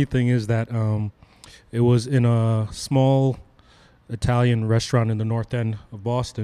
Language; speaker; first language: English; native; English